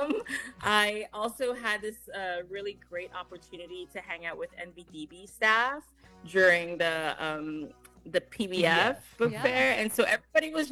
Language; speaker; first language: English; non-native, local second language; Hiligaynon